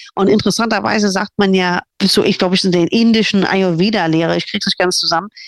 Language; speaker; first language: German; non-native, fluent; English